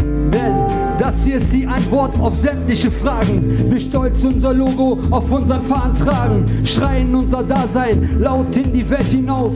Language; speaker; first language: German; early bilingual, other home language; Turkish